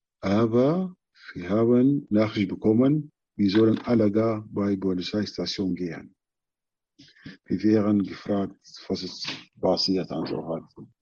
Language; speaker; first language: German; non-native, learner; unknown